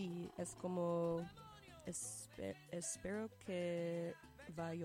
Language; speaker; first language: Spanish; non-native, learner; English